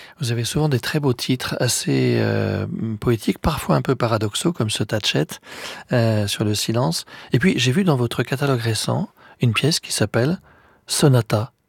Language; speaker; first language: French; native; French